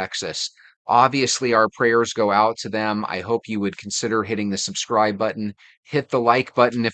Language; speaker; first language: English; native; English